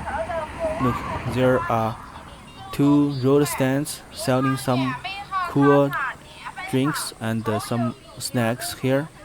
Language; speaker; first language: English; non-native, fluent; Chinese